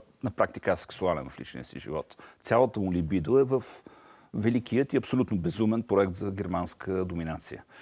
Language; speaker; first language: Bulgarian; native; Bulgarian